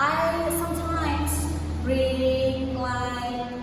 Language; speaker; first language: English; non-native, learner; Indonesian